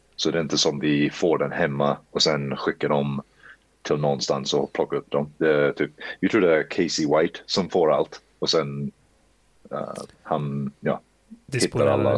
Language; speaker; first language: Swedish; early bilingual, heritage; Swedish